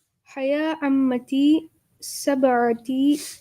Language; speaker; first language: Arabic; non-native, learner; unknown